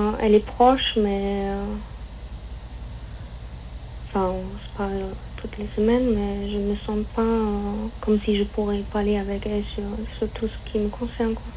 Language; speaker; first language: French; non-native, fluent; German